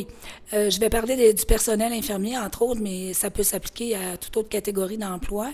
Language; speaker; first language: French; native; French